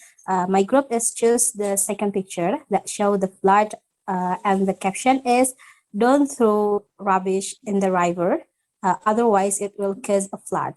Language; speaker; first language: English; non-native, learner; Indonesian